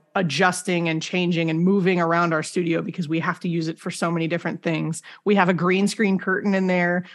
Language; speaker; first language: English; native; English